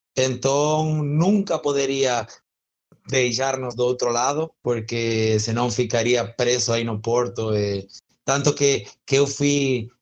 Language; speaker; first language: Portuguese; non-native, learner; Spanish